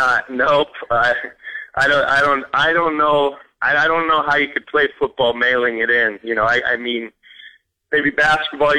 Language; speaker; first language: English; native; English